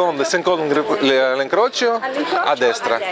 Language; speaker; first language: Italian; non-native, learner; Russian